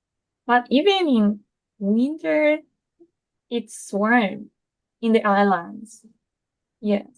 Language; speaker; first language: English; non-native, fluent; Spanish